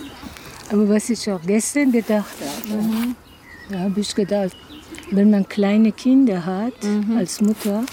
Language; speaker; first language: German; non-native, fluent; Persian